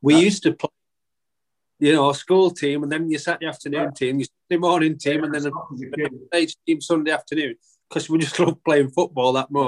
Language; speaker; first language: English; native; English